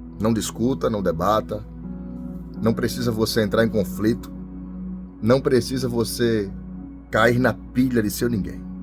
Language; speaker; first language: Portuguese; native; Portuguese